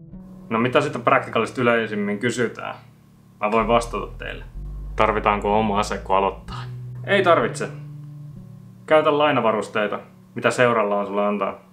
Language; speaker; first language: Finnish; native; Finnish